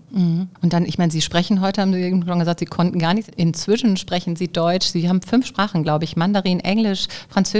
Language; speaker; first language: German; native; German